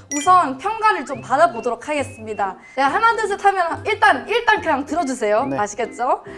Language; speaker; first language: Korean; non-native, fluent; Thai